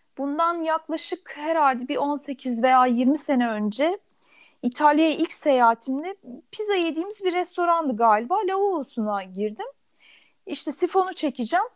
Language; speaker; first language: Turkish; native; Turkish